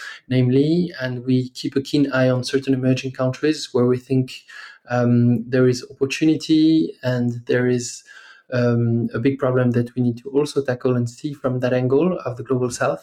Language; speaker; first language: English; non-native, fluent; French